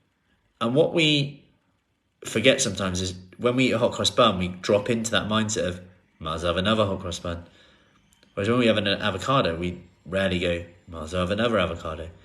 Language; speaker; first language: English; native; English